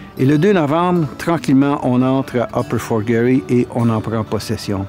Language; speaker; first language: French; native; French